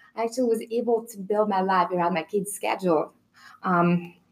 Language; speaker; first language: English; non-native, fluent; Russian